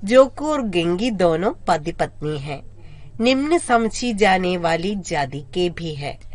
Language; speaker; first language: Hindi; non-native, local second language; Malayalam